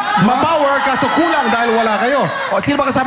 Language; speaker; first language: Filipino; native; Filipino